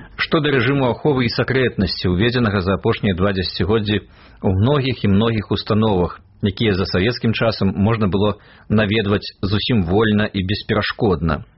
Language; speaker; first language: Belarusian; native; Belarusian